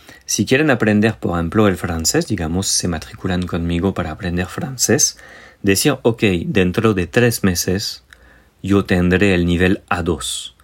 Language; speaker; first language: Spanish; non-native, fluent; French